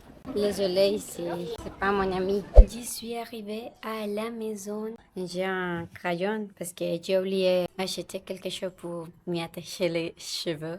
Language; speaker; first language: French; non-native, learner; Spanish